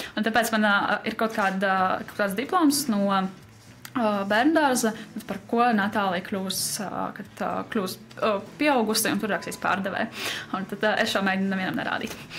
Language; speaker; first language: Latvian; non-native, local second language; Russian